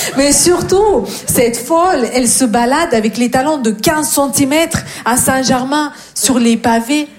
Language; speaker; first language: French; non-native, fluent; Russian